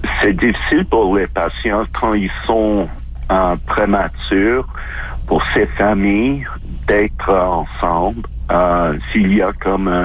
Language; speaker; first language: French; non-native, fluent; English